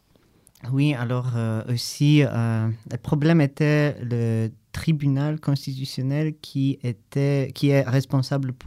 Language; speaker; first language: French; non-native, learner; Polish